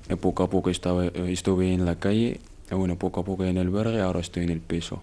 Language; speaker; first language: Spanish; non-native, learner; Arabic